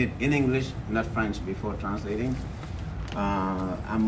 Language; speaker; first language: English; non-native, fluent; Wolof